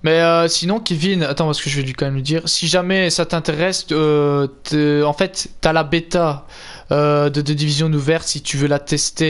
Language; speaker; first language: French; native; French